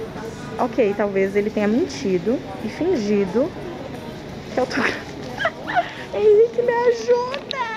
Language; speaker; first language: Portuguese; native; Portuguese